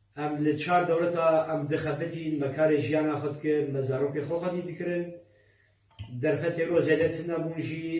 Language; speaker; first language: Kurdish; native; Kurdish